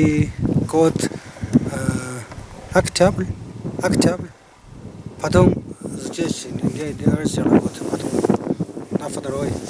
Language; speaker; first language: Russian; non-native, learner; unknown